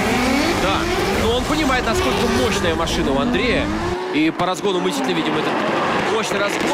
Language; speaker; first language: Russian; native; Russian